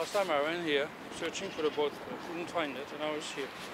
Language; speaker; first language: English; non-native, learner; Dutch